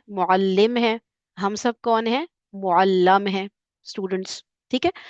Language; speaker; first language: Urdu; native; Urdu